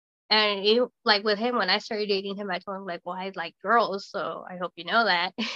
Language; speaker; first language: English; early bilingual, other home language; Spanish